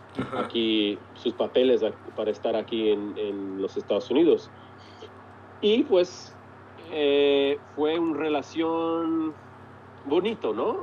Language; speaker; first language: Spanish; early bilingual, heritage; English